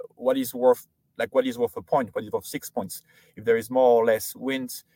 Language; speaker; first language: English; non-native, fluent; French